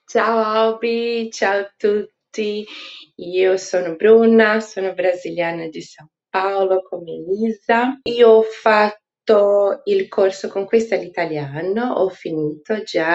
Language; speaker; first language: Italian; early bilingual, heritage; Portuguese